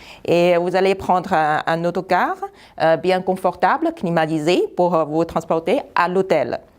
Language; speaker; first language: French; non-native, fluent; Chinese